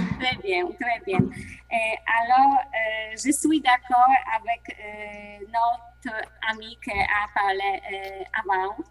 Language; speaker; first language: French; non-native, learner; Polish